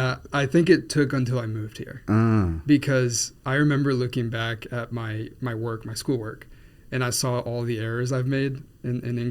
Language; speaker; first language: English; non-native, fluent; Spanish